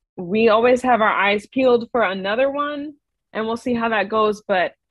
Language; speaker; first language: English; native; English